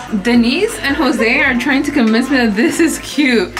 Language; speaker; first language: English; early bilingual, other home language; Spanish